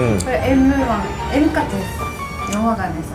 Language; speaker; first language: Korean; non-native, fluent; Japanese